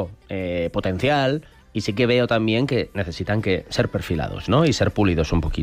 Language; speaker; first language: Spanish; native; Spanish